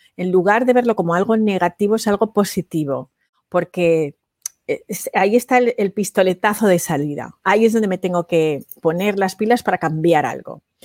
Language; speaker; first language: Spanish; native; Spanish